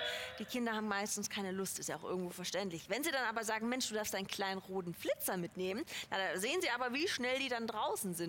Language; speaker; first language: German; native; German